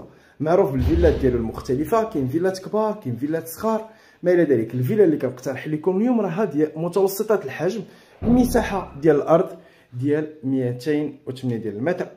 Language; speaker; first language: Arabic; native; Arabic